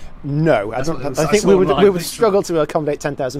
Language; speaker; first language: English; native; English